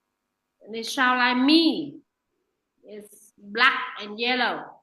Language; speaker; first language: English; non-native, fluent; Vietnamese